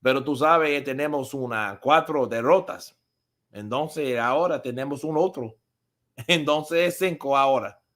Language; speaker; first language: Spanish; non-native, learner; English